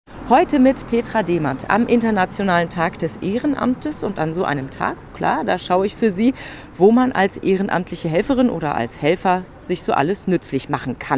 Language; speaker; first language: German; native; German